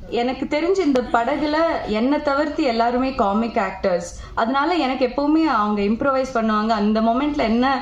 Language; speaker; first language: Tamil; non-native, local second language; Malayalam